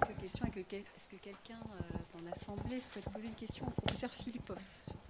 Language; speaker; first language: French; native; French